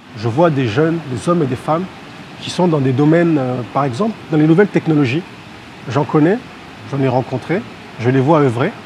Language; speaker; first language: French; non-native, local second language; Hausa